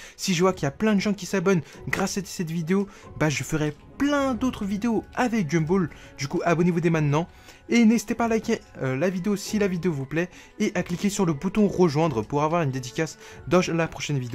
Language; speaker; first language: French; native; French